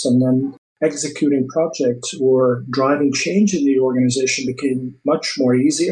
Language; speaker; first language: English; non-native, fluent; Dutch